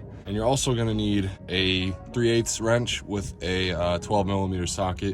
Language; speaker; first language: English; native; English